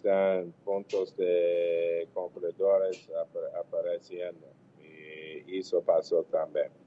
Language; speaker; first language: Portuguese; non-native, fluent; English